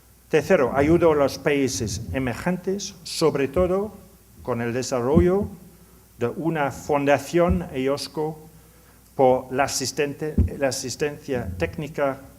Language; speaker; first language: Spanish; non-native, learner; English